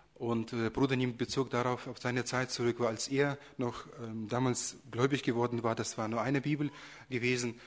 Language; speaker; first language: German; early bilingual, other home language; Russian